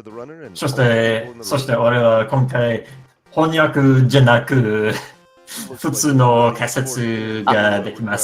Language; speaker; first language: Japanese; non-native, learner; English